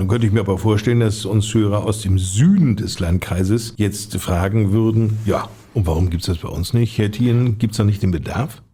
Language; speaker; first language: German; native; German